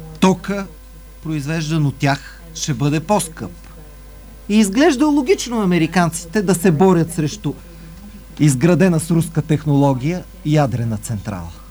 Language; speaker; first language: Bulgarian; native; Bulgarian